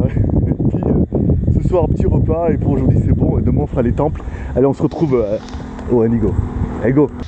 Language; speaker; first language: French; native; French